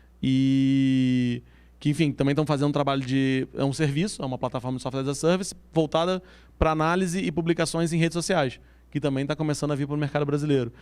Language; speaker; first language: Portuguese; native; Portuguese